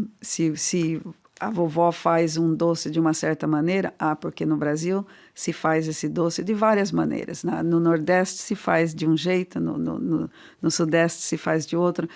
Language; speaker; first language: Portuguese; native; Portuguese